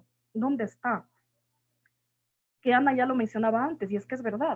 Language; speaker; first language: Spanish; native; Spanish